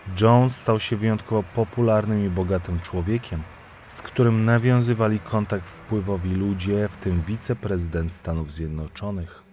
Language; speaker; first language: Polish; native; Polish